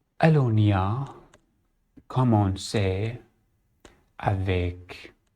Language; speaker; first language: French; non-native, learner; Arabic